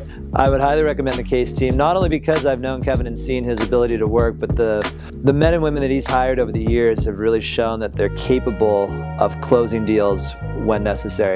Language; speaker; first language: English; native; English